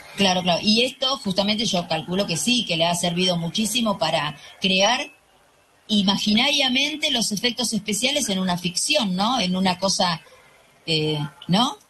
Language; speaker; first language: Spanish; native; Spanish